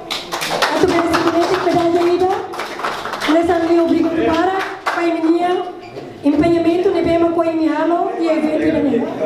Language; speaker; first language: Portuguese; non-native, learner; Tetum